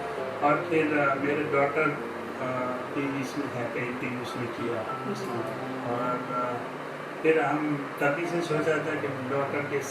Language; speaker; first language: Hindi; non-native, local second language; Gujarati